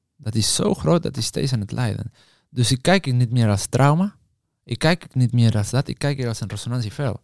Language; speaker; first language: Dutch; non-native, fluent; Spanish